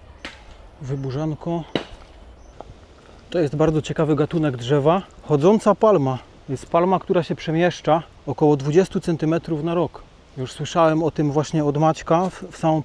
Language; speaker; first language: Polish; native; Polish